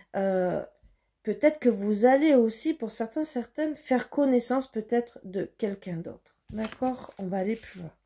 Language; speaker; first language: French; native; French